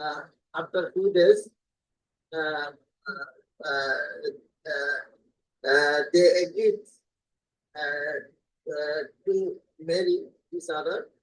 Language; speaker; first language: English; non-native, learner; Bangla